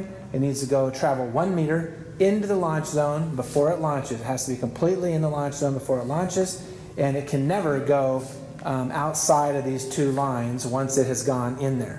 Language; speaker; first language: English; native; English